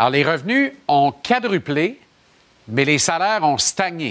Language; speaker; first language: French; native; French